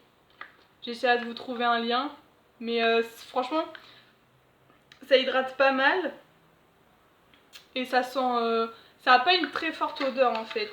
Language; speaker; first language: French; native; French